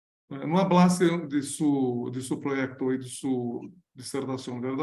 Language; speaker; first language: Spanish; non-native, learner; Portuguese